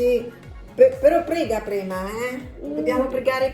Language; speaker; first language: Italian; non-native, learner; Filipino